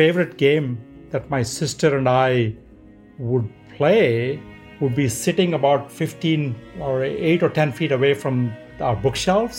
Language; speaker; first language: English; non-native, local second language; Telugu